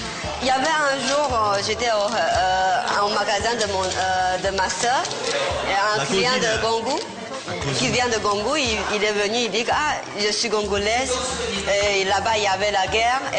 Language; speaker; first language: French; non-native, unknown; Chinese